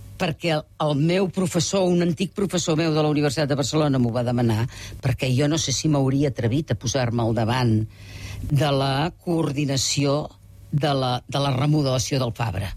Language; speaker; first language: Catalan; native; Catalan